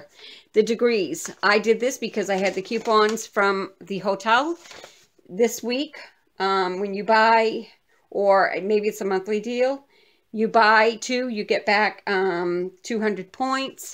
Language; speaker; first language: English; native; English